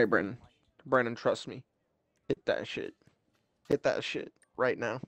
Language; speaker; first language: English; native; English